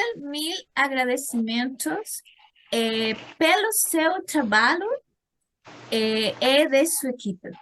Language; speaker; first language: Portuguese; non-native, learner; Spanish